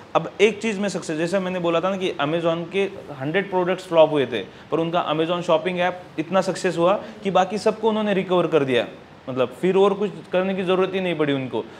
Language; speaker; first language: Hindi; non-native, local second language; Marathi